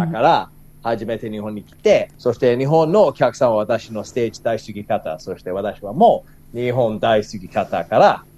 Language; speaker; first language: Japanese; non-native, learner; English